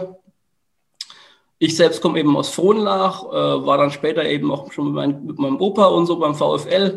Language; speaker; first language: German; native; German